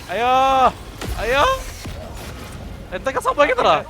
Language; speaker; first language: Malayalam; native; Malayalam